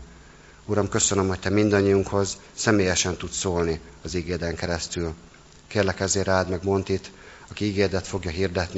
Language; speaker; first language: Hungarian; native; Hungarian